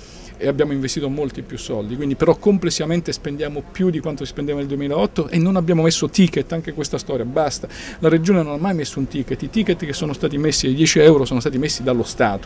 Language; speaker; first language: Italian; native; Italian